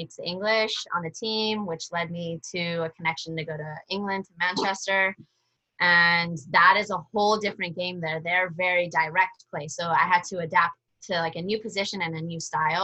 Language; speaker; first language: English; early bilingual, other home language; Spanish